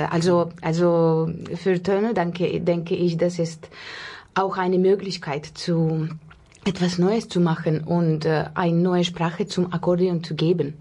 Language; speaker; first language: German; non-native, learner; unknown